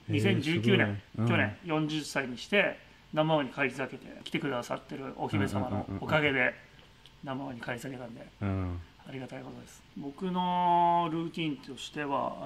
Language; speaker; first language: Japanese; native; Japanese